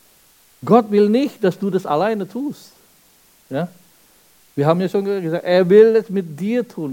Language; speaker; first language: German; non-native, fluent; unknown